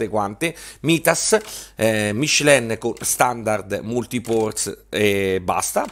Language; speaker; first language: Italian; native; Italian